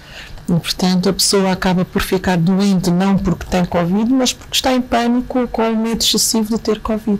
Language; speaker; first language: Portuguese; native; Portuguese